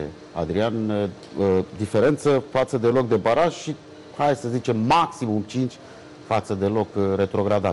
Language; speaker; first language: Romanian; native; Romanian